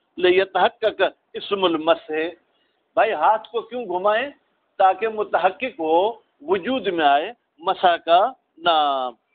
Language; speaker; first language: Urdu; non-native, local second language; Sindhi